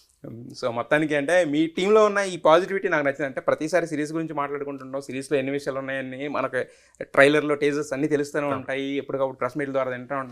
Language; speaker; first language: Telugu; native; Telugu